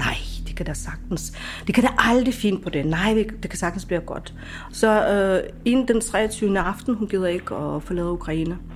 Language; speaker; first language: Danish; non-native, fluent; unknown